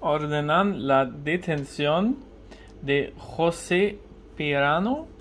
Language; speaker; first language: Spanish; non-native, learner; German